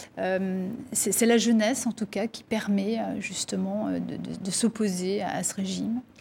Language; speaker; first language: French; native; French